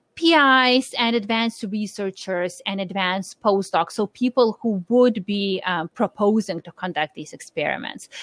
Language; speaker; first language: English; non-native, fluent; Lithuanian